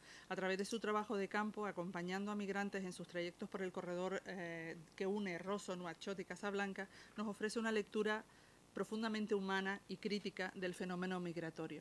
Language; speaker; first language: Spanish; native; Spanish